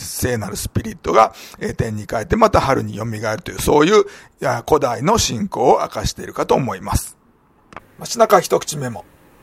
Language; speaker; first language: Japanese; native; Japanese